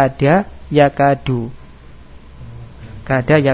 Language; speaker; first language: Arabic; non-native, fluent; Indonesian